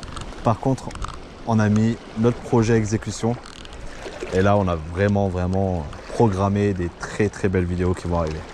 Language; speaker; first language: French; native; French